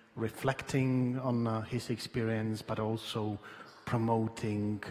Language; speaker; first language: English; non-native, fluent; Czech